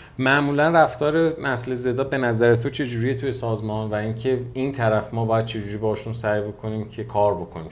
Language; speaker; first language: Persian; native; Persian